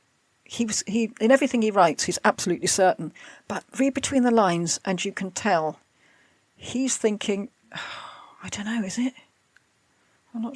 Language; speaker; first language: English; native; English